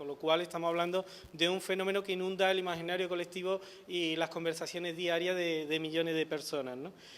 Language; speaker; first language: Spanish; native; Spanish